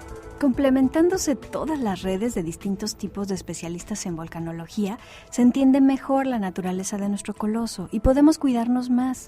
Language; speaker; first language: Spanish; native; Spanish